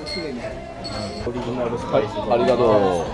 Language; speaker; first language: Japanese; non-native, learner; Chinese